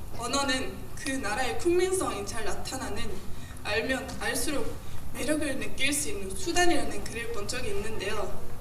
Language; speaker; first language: Korean; non-native, fluent; Japanese